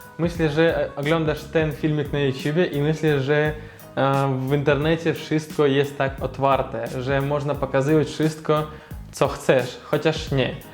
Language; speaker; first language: Polish; non-native, learner; Russian